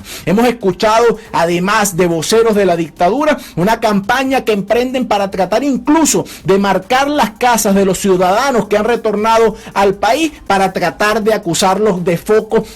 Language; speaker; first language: Spanish; native; Spanish